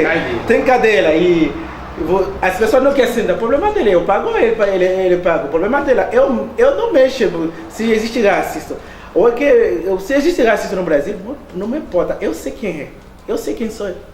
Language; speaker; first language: Portuguese; non-native, learner; Haitian Creole